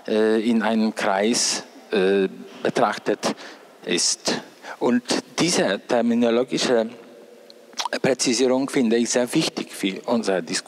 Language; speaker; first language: German; non-native, fluent; Polish